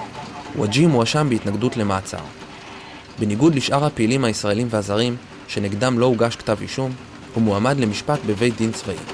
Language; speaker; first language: Hebrew; native; Hebrew